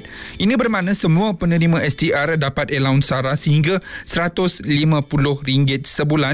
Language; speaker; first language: Malay; native; Malay